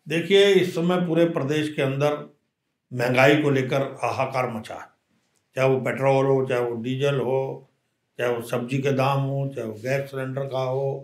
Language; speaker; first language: Hindi; native; Hindi